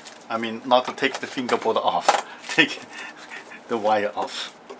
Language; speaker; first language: English; non-native, fluent; Chinese